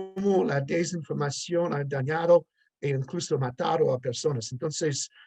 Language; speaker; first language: Spanish; non-native, fluent; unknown